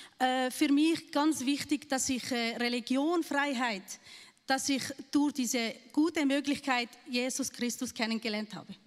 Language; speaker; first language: German; non-native, learner; Arabic